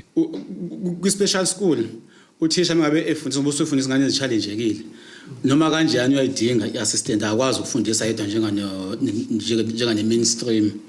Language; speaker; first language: Zulu; native; Zulu